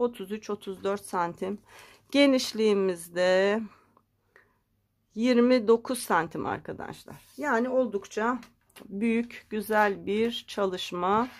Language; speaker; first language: Turkish; native; Turkish